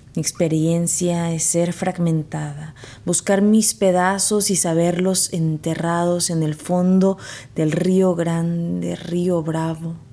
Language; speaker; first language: Spanish; native; Spanish